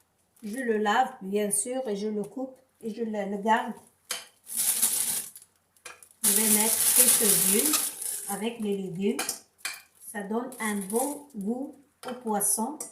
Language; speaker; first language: French; non-native, local second language; Arabic